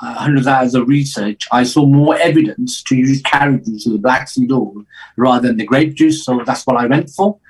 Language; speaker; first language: English; native; English